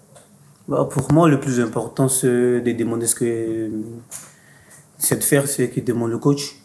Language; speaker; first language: French; non-native, fluent; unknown